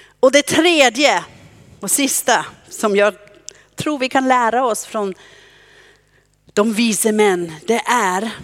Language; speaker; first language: Swedish; non-native, fluent; German